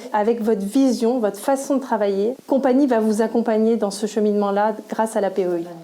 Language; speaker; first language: French; native; French